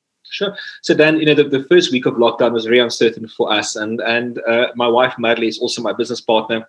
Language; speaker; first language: English; non-native, local second language; Afrikaans